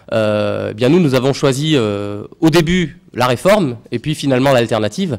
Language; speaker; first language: French; native; French